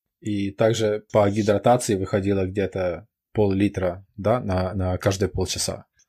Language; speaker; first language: Russian; non-native, local second language; Ukrainian